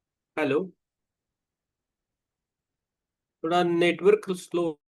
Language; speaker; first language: Hindi; native; Hindi